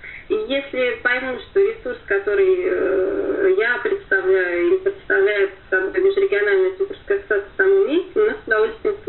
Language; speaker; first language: Russian; native; Russian